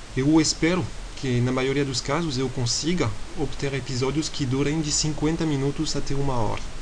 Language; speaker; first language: Portuguese; non-native, fluent; French